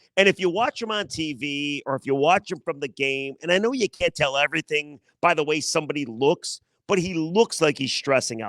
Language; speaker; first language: English; native; English